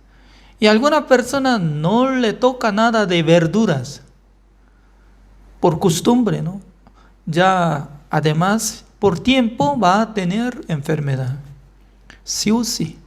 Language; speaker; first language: Spanish; non-native, fluent; Korean